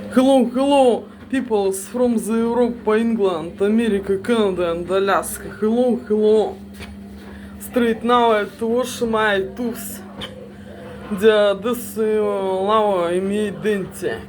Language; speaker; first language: English; non-native, learner; Russian